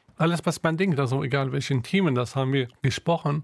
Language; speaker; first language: German; non-native, local second language; Arabic